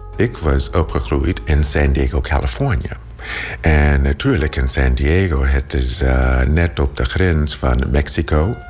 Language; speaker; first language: Dutch; non-native, learner; English